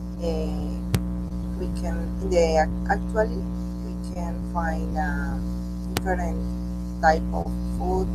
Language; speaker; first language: English; non-native, learner; Spanish